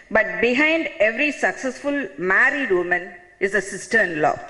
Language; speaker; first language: English; non-native, local second language; Tamil